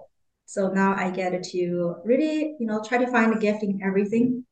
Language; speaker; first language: English; non-native, fluent; Chinese